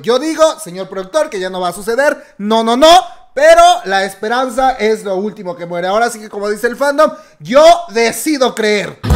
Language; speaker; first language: Spanish; native; Spanish